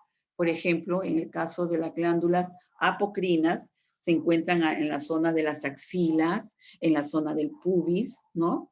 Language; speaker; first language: Spanish; native; Spanish